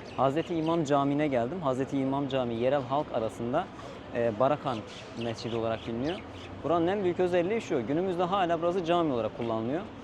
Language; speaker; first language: Turkish; native; Turkish